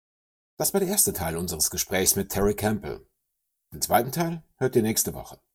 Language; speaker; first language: German; native; German